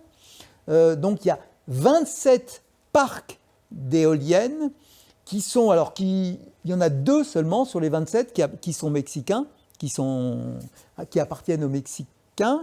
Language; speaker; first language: French; native; French